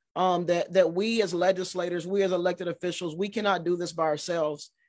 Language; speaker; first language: English; native; English